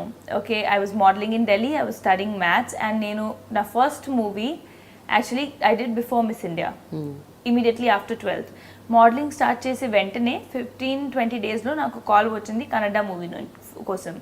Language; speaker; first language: Telugu; non-native, fluent; Hindi